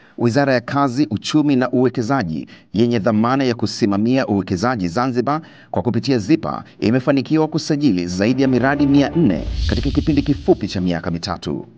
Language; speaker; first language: Swahili; native; Swahili